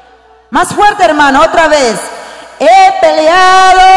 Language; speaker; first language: Spanish; non-native, local second language; Kaqchikel